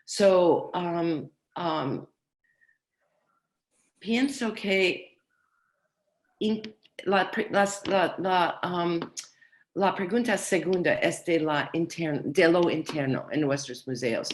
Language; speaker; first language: Spanish; non-native, learner; English